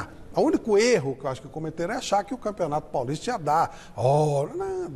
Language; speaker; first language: Portuguese; native; Portuguese